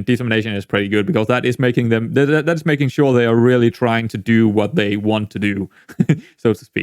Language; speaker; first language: English; non-native, fluent; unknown